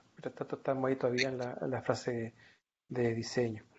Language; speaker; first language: Spanish; native; Spanish